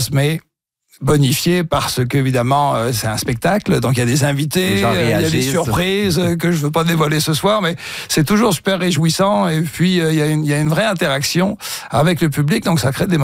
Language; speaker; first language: French; native; French